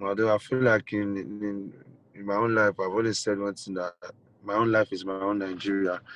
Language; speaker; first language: English; non-native, local second language; Yoruba